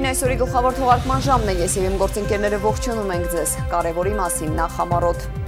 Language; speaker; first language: Armenian; native; Armenian